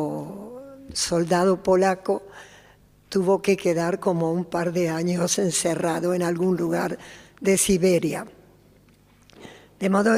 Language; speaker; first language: Spanish; early bilingual, other home language; Polish